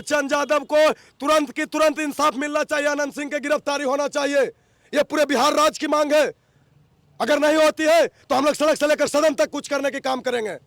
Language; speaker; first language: Hindi; native; Hindi